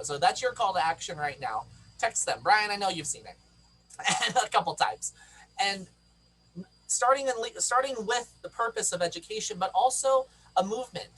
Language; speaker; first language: English; native; English